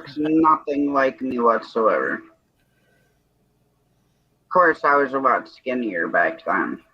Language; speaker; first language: English; native; English